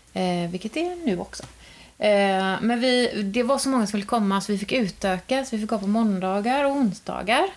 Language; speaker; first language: Swedish; native; Swedish